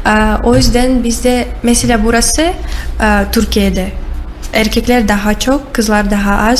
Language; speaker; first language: Turkish; non-native, learner; Russian